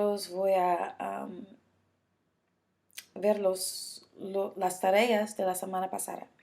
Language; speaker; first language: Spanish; non-native, learner; English